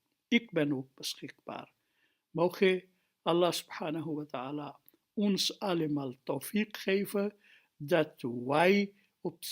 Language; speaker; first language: Dutch; non-native, fluent; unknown